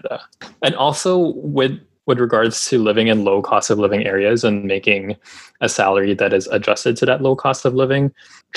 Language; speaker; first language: English; non-native, local second language; Filipino